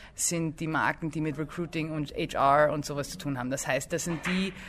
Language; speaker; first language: German; early bilingual, other home language; English